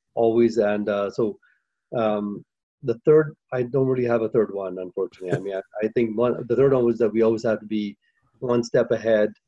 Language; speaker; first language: English; early bilingual, other home language; Hindi